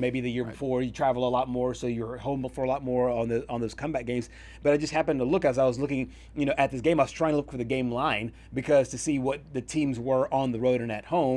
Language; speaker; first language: English; native; English